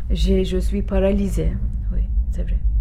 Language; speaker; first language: French; non-native, learner; Turkish